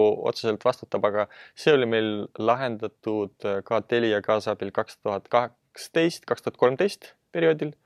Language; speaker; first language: Estonian; non-native, local second language; Russian